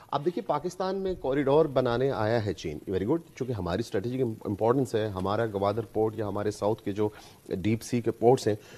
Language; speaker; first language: Urdu; native; Urdu